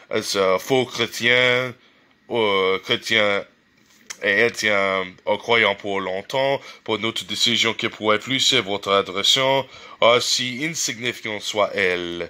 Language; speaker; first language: French; non-native, learner; English